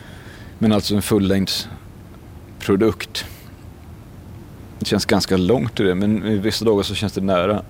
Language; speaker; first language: Swedish; native; Swedish